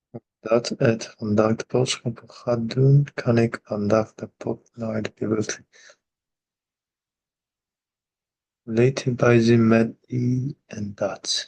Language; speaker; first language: Dutch; non-native, learner; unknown